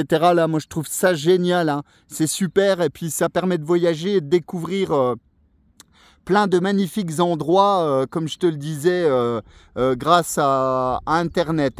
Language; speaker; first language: French; native; French